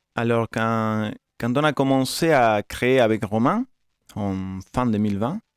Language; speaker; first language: French; non-native, fluent; Spanish